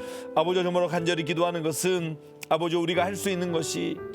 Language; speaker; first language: Korean; native; Korean